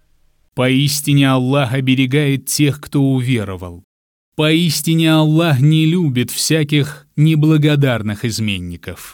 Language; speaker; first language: Russian; native; Russian